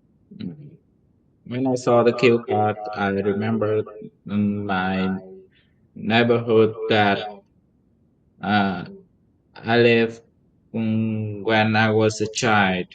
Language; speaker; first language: English; non-native, learner; Vietnamese